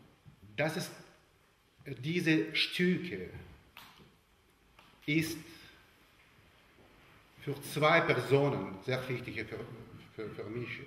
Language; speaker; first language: German; non-native, learner; Russian